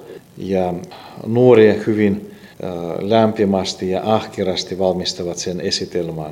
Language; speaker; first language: Finnish; non-native, fluent; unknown